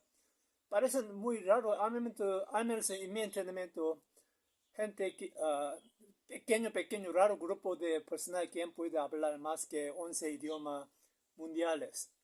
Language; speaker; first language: Spanish; non-native, learner; Korean